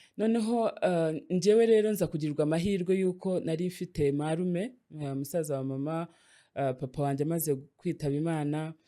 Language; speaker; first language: Kinyarwanda; early bilingual, heritage; Kinyarwanda